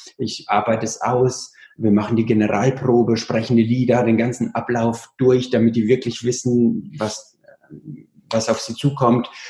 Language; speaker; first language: German; early bilingual, other home language; Italian